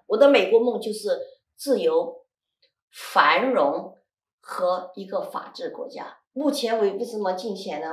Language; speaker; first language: Chinese; native; Chinese